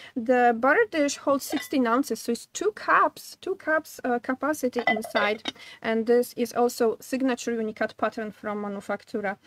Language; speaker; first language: English; non-native, fluent; Polish